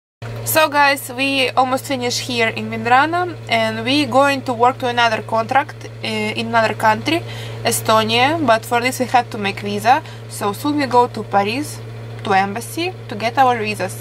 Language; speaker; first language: English; non-native, learner; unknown